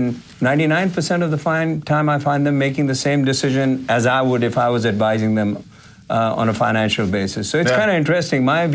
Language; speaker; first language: English; non-native, local second language; Hindi